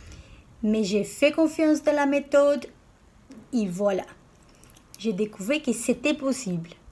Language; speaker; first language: French; non-native, learner; Portuguese